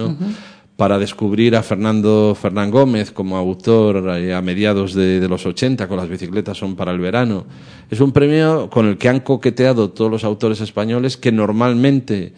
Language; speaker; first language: Spanish; native; Spanish